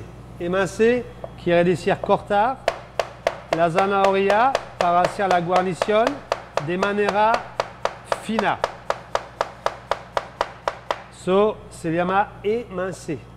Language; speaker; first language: Spanish; non-native, fluent; French